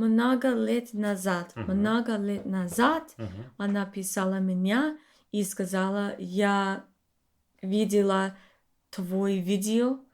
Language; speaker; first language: Russian; non-native, learner; English